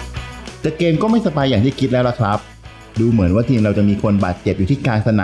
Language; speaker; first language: Thai; native; Thai